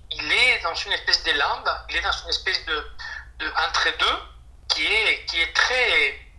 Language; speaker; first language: French; non-native, fluent; Spanish